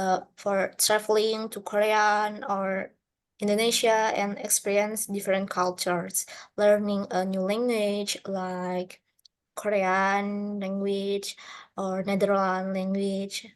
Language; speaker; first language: English; non-native, learner; Indonesian